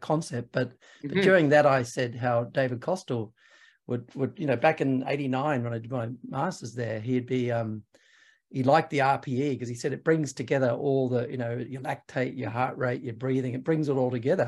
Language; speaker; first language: English; native; English